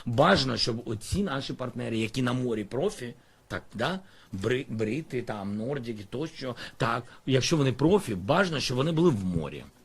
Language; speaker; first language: Ukrainian; non-native, local second language; Russian